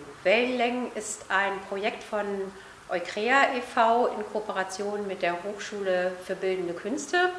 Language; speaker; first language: German; native; German